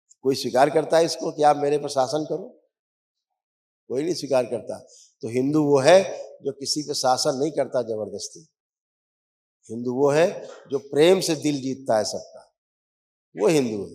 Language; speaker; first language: Hindi; native; Hindi